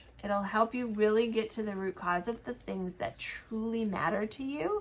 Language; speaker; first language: English; native; English